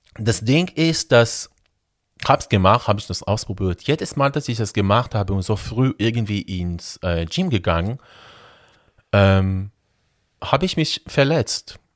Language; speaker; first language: German; non-native, fluent; Hebrew